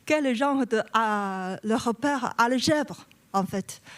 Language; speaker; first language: French; non-native, learner; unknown